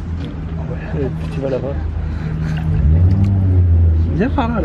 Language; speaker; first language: French; native; French